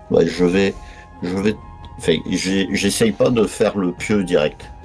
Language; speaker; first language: French; native; French